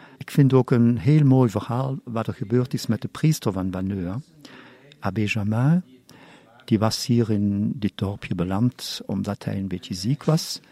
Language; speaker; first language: Dutch; non-native, local second language; German